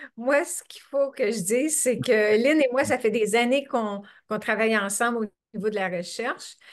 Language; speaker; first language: French; native; French